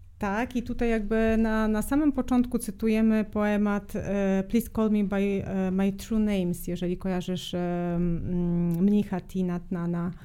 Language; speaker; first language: Polish; non-native, fluent; Serbian